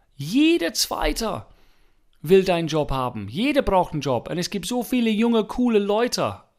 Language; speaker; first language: German; non-native, fluent; English